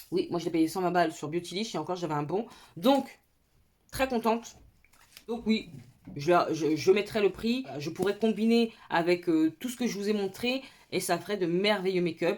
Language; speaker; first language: French; native; French